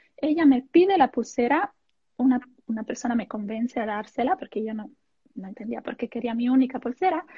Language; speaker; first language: Spanish; non-native, fluent; Italian